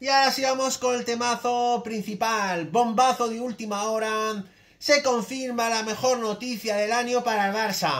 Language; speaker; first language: Spanish; native; Spanish